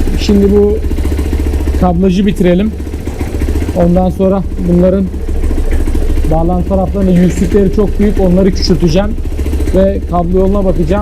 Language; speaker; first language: Turkish; native; Turkish